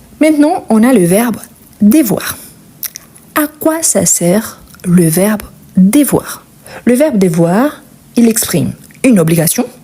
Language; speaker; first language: French; non-native, fluent; Portuguese